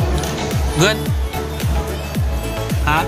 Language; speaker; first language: English; non-native, learner; Filipino